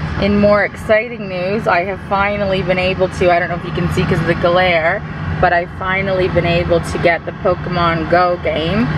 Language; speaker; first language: English; early bilingual, heritage; English